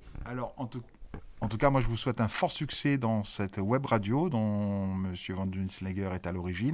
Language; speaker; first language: French; native; French